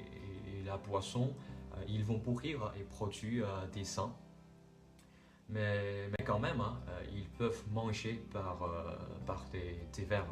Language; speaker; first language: French; non-native, learner; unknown